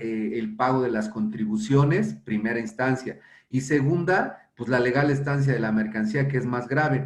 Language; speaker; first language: Spanish; native; Spanish